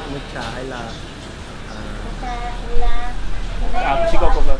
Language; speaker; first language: Vietnamese; non-native, learner; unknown